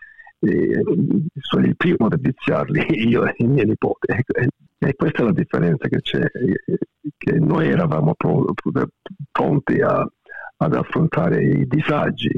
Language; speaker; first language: Italian; native; Italian